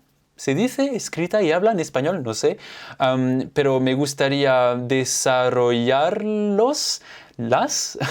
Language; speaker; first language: Spanish; non-native, fluent; French